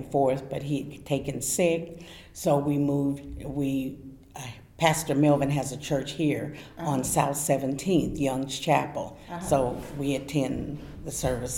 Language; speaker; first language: English; native; English